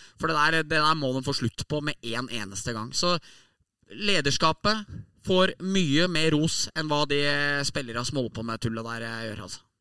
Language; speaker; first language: Norwegian; native; Norwegian